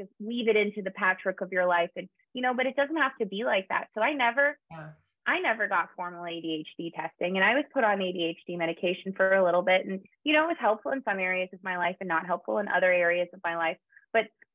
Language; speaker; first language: English; native; English